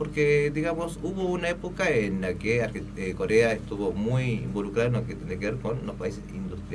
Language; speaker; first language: Spanish; early bilingual, other home language; Korean